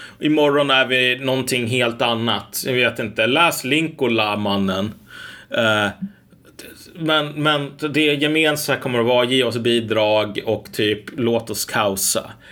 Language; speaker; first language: Swedish; native; Swedish